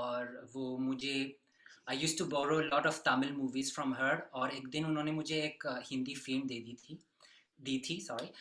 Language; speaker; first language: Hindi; non-native, fluent; French